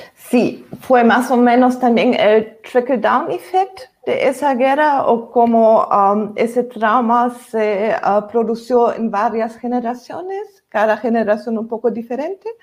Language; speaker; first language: Spanish; non-native, fluent; German